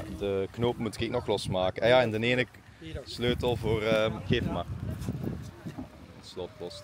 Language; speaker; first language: Dutch; native; Dutch